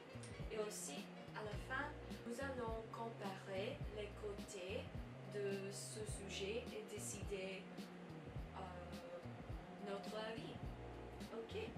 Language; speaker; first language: French; non-native, learner; English